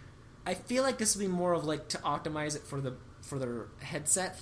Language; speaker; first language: English; native; English